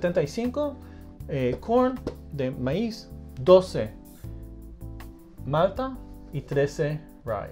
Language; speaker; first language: Spanish; early bilingual, heritage; Spanish